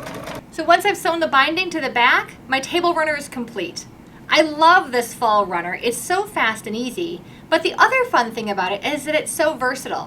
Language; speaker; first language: English; native; English